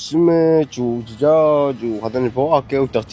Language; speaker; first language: Arabic; native; Arabic